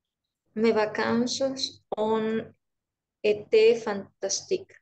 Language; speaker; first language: French; non-native, learner; Spanish